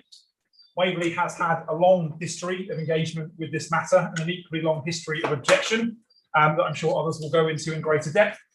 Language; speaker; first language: English; native; English